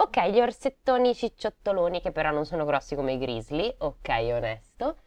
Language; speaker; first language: Italian; native; Italian